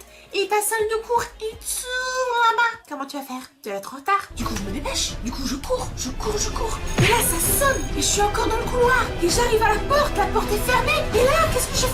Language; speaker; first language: French; native; French